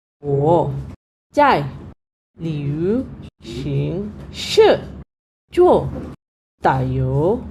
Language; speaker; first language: Chinese; non-native, fluent; Indonesian